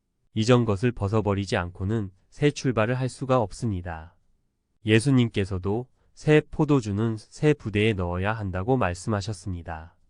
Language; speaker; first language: Korean; native; Korean